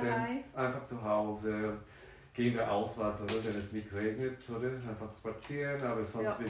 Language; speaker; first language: German; non-native, fluent; French